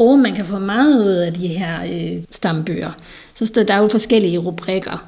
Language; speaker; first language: Danish; native; Danish